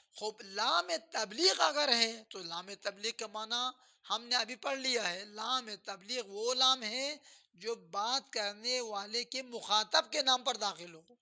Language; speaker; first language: Urdu; non-native, local second language; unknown